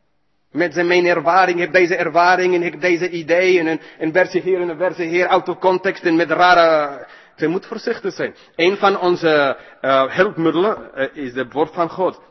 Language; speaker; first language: Dutch; non-native, fluent; English